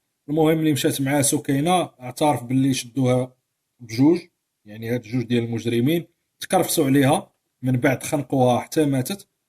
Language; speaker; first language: Arabic; native; Arabic